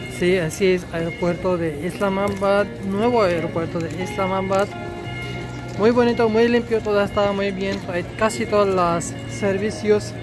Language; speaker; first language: Spanish; non-native, learner; Urdu